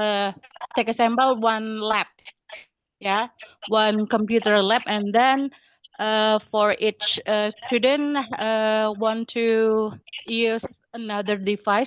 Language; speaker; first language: English; non-native, learner; Indonesian